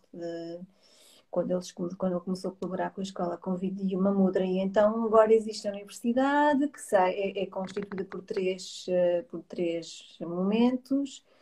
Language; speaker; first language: Portuguese; native; Portuguese